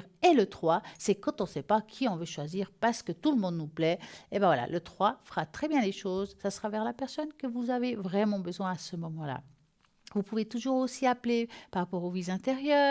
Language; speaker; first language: French; native; French